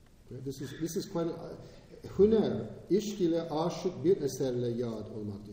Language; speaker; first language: Turkish; non-native, fluent; English